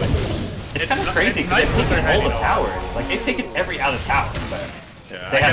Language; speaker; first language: English; native; English